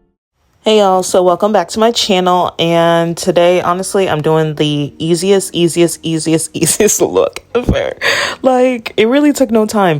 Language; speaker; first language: English; native; English